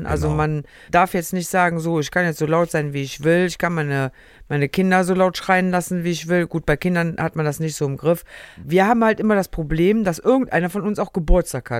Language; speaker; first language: German; native; German